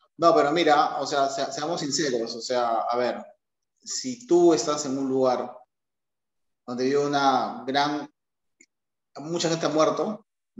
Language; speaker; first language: Spanish; native; Spanish